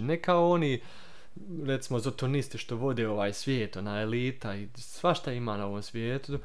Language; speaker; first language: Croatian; early bilingual, heritage; Croatian